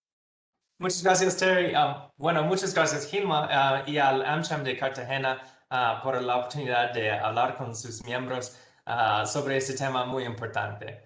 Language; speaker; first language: Spanish; non-native, fluent; English